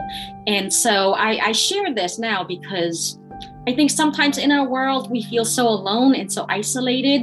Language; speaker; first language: English; early bilingual, other home language; Khmer